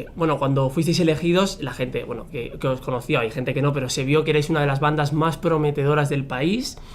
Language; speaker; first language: Spanish; native; Spanish